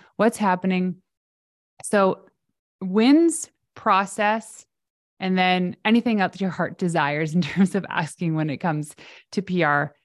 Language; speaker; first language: English; native; English